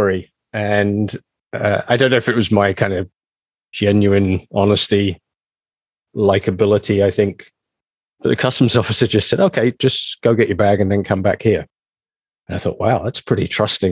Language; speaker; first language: English; native; English